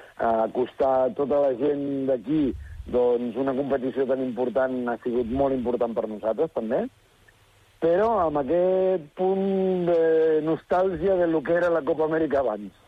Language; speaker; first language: Catalan; early bilingual, other home language; Spanish